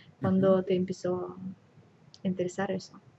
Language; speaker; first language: Spanish; non-native, fluent; Russian